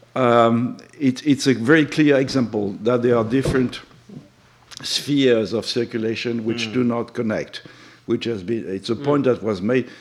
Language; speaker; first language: English; non-native, fluent; French